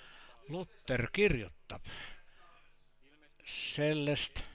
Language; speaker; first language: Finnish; non-native, learner; Estonian